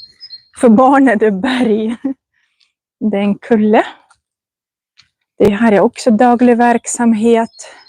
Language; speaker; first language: Swedish; non-native, fluent; Russian